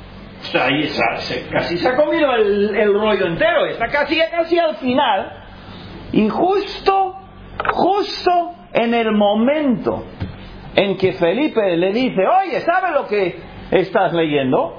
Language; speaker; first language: Spanish; non-native, fluent; English